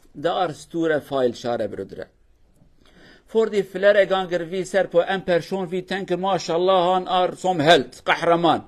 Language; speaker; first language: Norwegian; non-native, learner; Kurdish